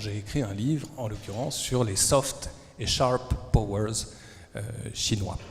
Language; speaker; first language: French; native; French